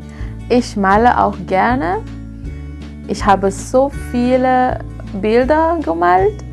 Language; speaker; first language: German; non-native, learner; Indonesian